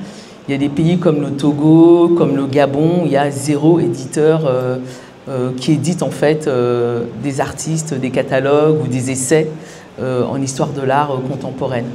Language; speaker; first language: French; native; French